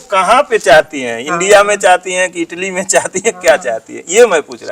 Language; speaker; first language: Hindi; native; Hindi